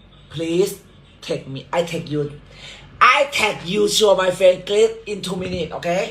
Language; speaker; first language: English; non-native, learner; Thai